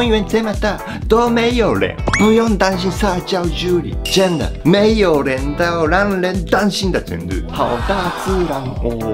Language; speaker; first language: Chinese; non-native, fluent; Japanese